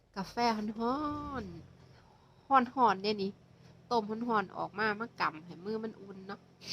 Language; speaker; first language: Thai; native; Thai